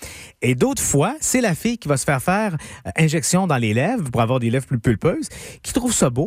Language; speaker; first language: French; native; French